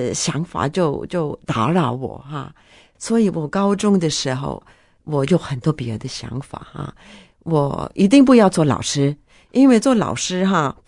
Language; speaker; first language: Chinese; non-native, fluent; Norwegian